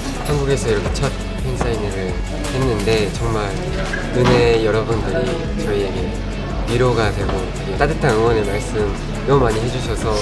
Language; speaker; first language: Korean; non-native, fluent; Japanese